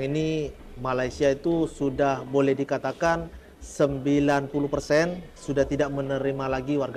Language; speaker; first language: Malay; early bilingual, heritage; Indonesian